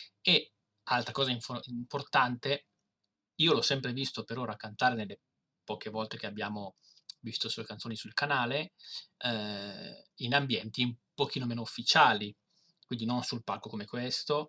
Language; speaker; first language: Italian; native; Italian